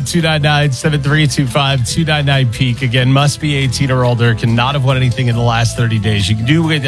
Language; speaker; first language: English; native; English